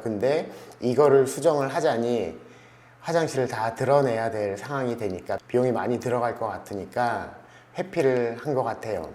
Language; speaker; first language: Korean; native; Korean